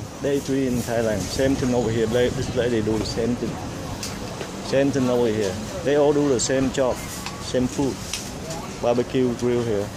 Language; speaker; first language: English; non-native, fluent; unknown